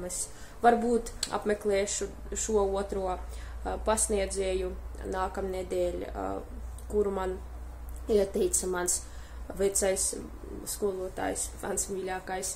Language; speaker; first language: Latvian; non-native, fluent; Russian